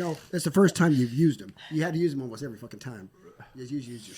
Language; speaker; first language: English; native; English